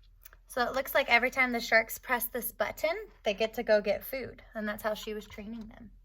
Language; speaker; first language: English; native; English